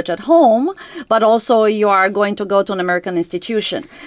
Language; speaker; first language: English; non-native, fluent; Romanian